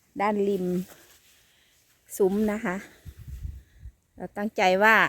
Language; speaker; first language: Thai; native; Thai